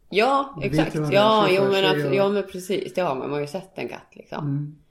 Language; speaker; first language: Swedish; native; Swedish